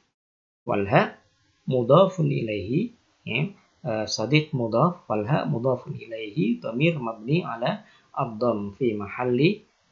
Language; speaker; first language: Arabic; non-native, fluent; Indonesian